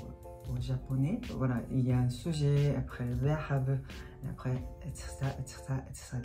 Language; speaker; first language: French; non-native, fluent; Japanese